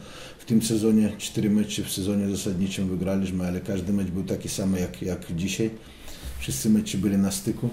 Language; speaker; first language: Polish; non-native, fluent; Russian